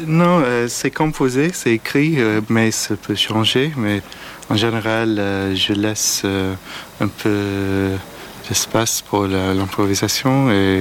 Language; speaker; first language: French; non-native, learner; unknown